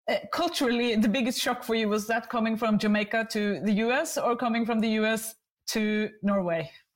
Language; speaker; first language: English; non-native, fluent; Norwegian